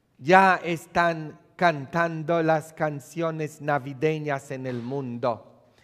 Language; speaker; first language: Spanish; non-native, fluent; Polish